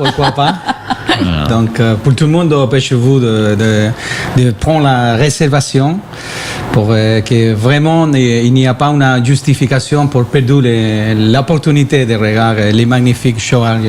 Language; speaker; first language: French; non-native, fluent; Spanish